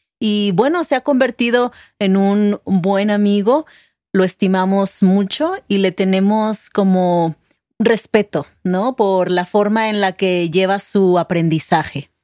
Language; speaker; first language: Spanish; native; Spanish